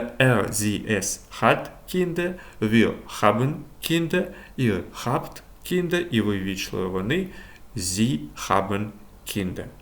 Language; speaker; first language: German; non-native, fluent; Ukrainian